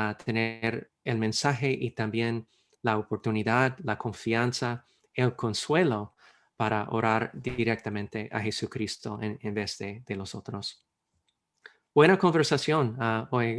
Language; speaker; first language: Spanish; non-native, fluent; English